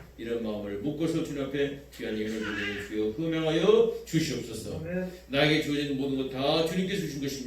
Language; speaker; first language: Korean; native; Korean